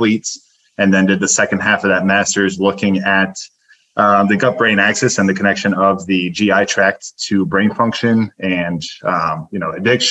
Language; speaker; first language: English; early bilingual, other home language; Turkish